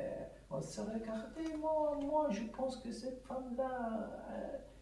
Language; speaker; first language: French; non-native, fluent; Italian